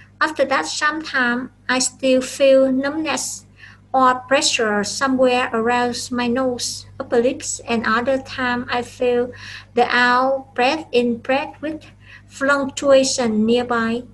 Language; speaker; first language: English; non-native, fluent; Vietnamese